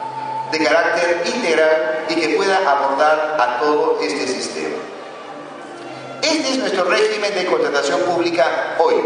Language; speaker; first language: Spanish; native; Spanish